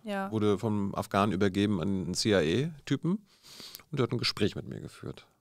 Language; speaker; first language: German; native; German